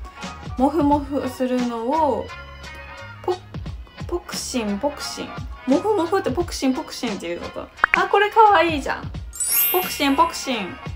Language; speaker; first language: Japanese; native; Japanese